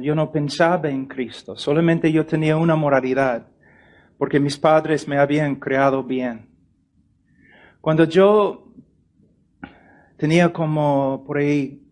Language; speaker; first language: Spanish; non-native, fluent; English